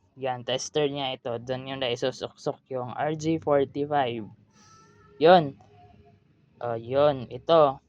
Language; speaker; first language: Filipino; non-native, local second language; Cebuano